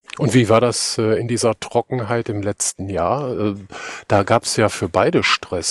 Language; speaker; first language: German; native; German